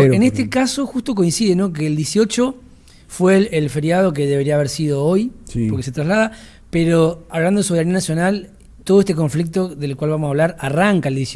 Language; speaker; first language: Spanish; native; Spanish